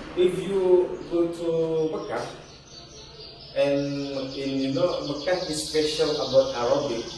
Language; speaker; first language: English; non-native, learner; Indonesian